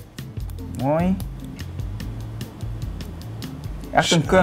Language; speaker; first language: Dutch; non-native, local second language; Papiamento